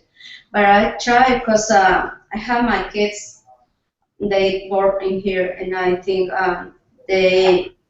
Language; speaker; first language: English; non-native, learner; Spanish